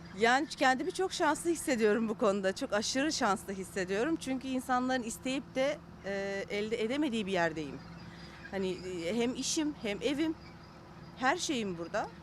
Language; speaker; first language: Turkish; native; Turkish